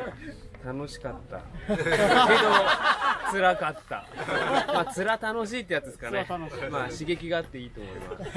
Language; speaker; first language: Japanese; native; Japanese